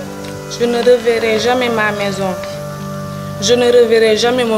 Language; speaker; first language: French; non-native, learner; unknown